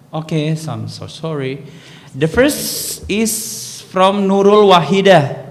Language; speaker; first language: English; non-native, learner; Indonesian